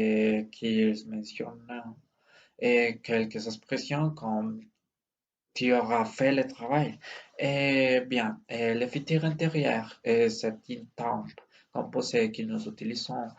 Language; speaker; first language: French; non-native, learner; Spanish